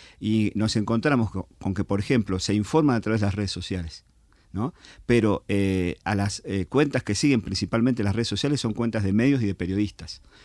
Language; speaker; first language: Spanish; native; Spanish